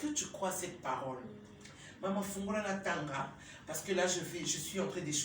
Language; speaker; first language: French; non-native, local second language; Lingala